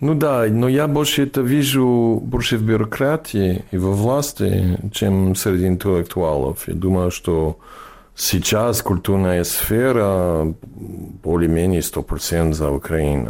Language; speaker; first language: Russian; non-native, fluent; English